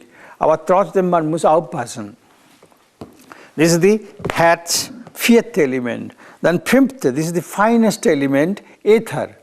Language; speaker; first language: German; non-native, learner; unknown